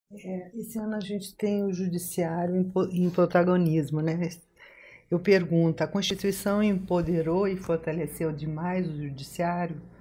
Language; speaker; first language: Portuguese; native; Portuguese